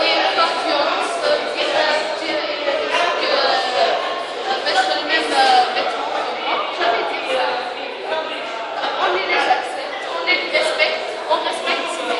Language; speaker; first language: French; non-native, learner; Arabic